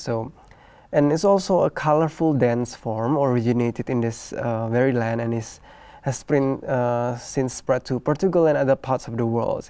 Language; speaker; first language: English; non-native, fluent; Indonesian